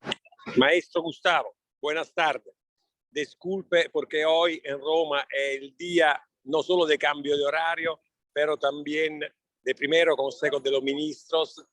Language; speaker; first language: Spanish; non-native, learner; Italian